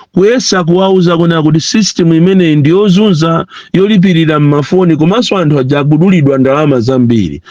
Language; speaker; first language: Nyanja; non-native, local second language; Tumbuka